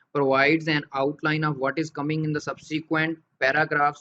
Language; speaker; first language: English; non-native, local second language; Urdu